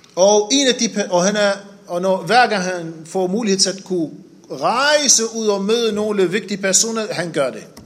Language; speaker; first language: Danish; non-native, fluent; Arabic